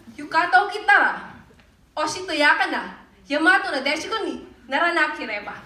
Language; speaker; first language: Japanese; non-native, learner; Filipino